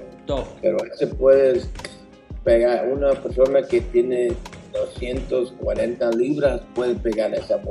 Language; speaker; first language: Spanish; early bilingual, heritage; Spanish